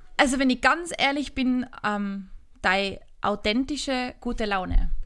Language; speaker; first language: German; native; German